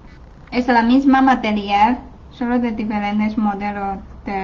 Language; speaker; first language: Spanish; non-native, learner; Chinese